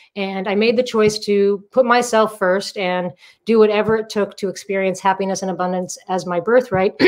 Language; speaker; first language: English; native; English